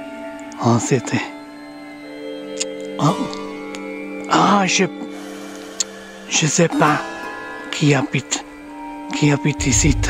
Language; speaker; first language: French; non-native, learner; English